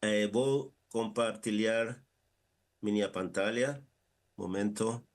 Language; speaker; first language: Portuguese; non-native, learner; Spanish